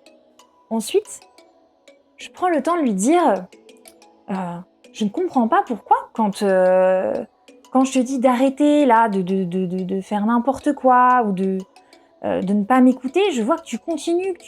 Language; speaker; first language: French; native; French